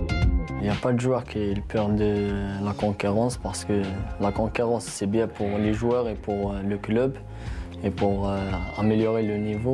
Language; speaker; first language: French; non-native, local second language; Kabyle